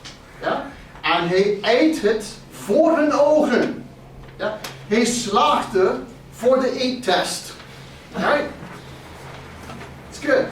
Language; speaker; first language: Dutch; non-native, fluent; English